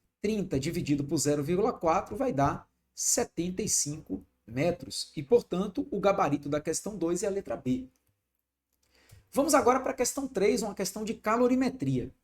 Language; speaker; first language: Portuguese; native; Portuguese